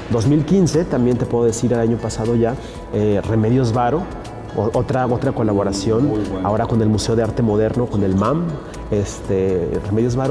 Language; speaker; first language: Spanish; native; Spanish